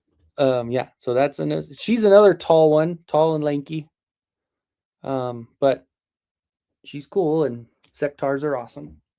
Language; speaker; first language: English; native; English